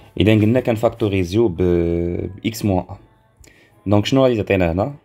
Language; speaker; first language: Arabic; native; Arabic